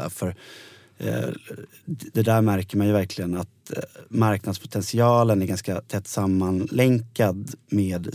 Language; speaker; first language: Swedish; native; Swedish